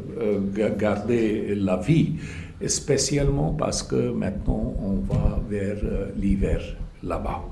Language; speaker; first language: French; non-native, fluent; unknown